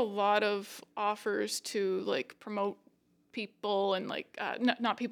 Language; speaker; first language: English; native; English